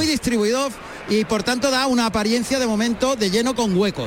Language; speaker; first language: Spanish; native; Spanish